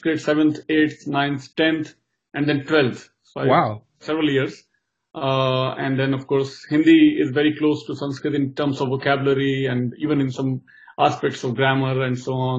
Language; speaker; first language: English; non-native, local second language; Hindi